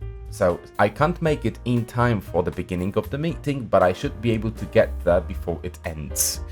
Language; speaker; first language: English; non-native, fluent; Polish